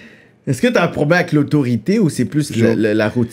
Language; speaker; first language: French; native; French